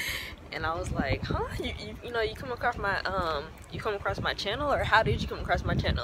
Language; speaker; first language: English; native; English